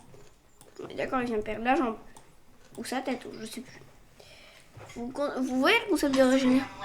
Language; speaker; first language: French; native; French